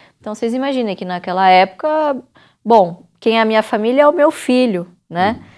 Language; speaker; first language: Portuguese; native; Portuguese